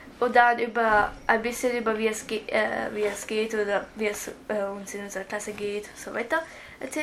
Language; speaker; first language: German; early bilingual, other home language; Croatian